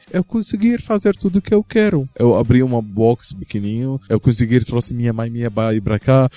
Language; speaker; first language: Portuguese; non-native, learner; Arabic